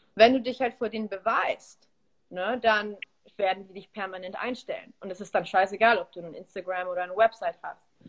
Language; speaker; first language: German; early bilingual, other home language; Polish